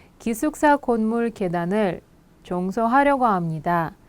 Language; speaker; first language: Korean; non-native, fluent; Russian